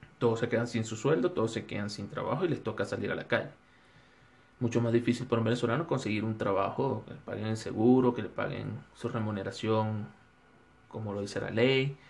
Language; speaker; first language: Spanish; native; Spanish